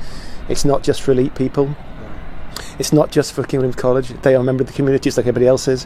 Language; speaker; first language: English; native; English